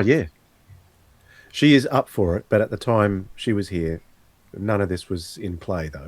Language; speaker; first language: English; native; English